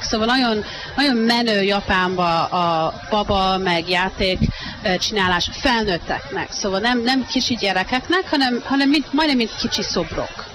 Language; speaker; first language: Hungarian; early bilingual, heritage; Hungarian